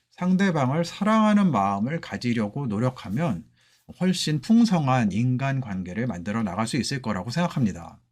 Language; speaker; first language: Korean; native; Korean